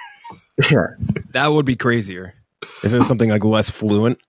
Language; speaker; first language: English; native; English